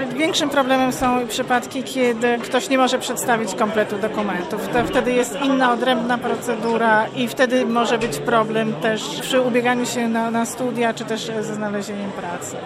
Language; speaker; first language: Polish; native; Polish